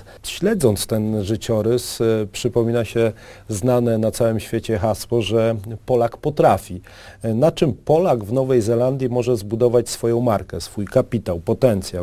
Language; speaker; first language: Polish; native; Polish